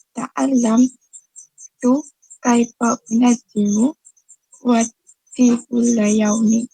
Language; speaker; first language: Arabic; non-native, learner; Malay